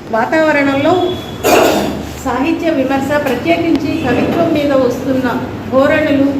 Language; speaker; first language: Telugu; native; Telugu